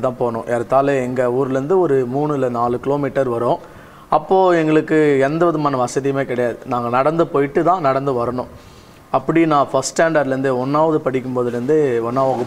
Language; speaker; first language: Tamil; native; Tamil